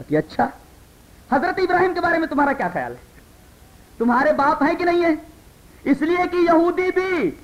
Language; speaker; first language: Urdu; native; Urdu